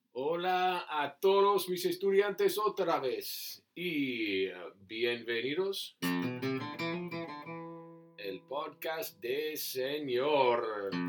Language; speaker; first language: Spanish; non-native, learner; English